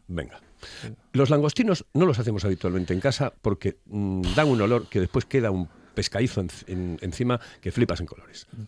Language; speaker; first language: Spanish; native; Spanish